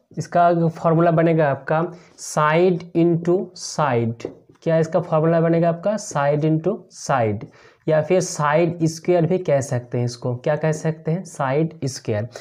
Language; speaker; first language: Hindi; native; Hindi